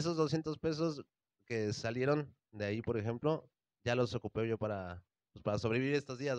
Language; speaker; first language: Spanish; native; Spanish